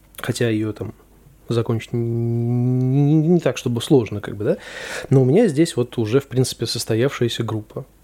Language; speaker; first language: Russian; native; Russian